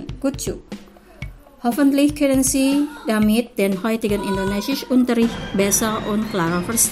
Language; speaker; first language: German; non-native, fluent; Indonesian